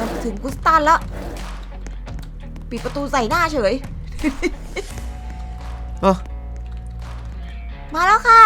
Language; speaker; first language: Thai; native; Thai